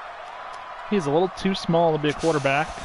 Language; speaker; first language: English; native; English